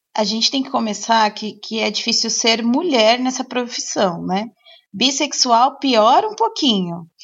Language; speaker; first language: Portuguese; native; Portuguese